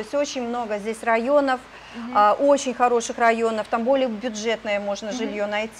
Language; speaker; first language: Russian; native; Russian